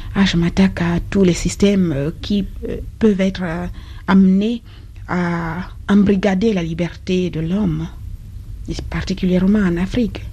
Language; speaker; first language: French; non-native, local second language; Basaa